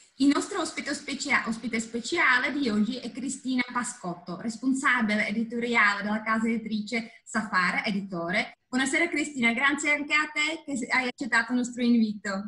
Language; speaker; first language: Italian; non-native, fluent; Czech